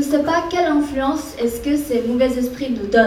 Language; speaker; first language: French; non-native, fluent; Korean